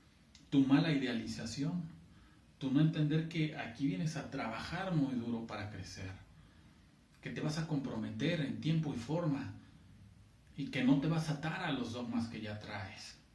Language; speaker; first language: Spanish; native; Spanish